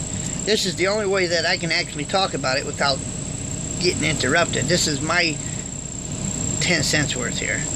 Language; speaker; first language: English; native; English